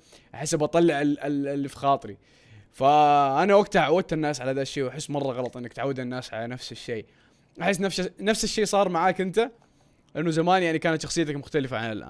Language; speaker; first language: Arabic; native; Arabic